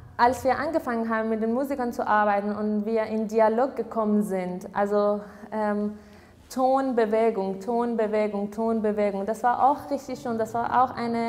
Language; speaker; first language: German; non-native, fluent; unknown